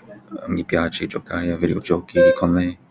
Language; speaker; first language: Italian; non-native, learner; English